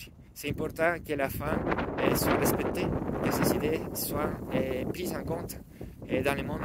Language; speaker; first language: French; non-native, learner; Spanish